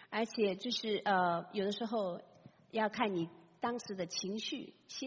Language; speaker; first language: Chinese; native; Chinese